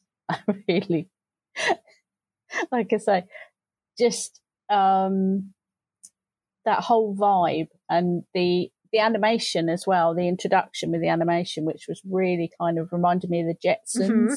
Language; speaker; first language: English; native; English